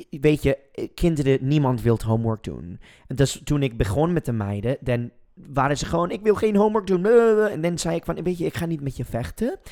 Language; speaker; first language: Dutch; non-native, fluent; English